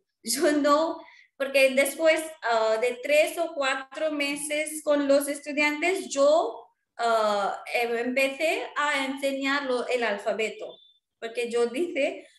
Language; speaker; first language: Spanish; non-native, fluent; Marwari